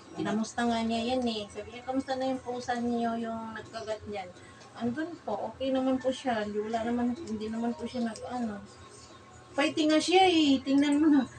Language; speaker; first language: Filipino; non-native, local second language; Cebuano